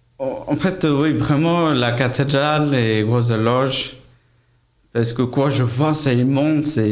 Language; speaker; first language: French; non-native, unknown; Bangla